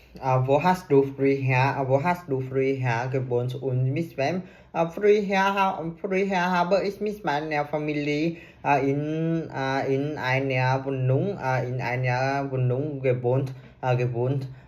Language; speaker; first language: German; non-native, learner; Vietnamese